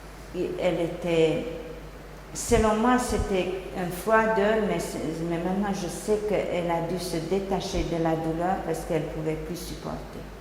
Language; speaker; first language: French; non-native, fluent; Hungarian